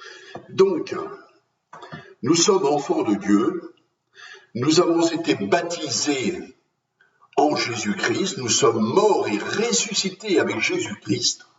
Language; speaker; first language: French; native; French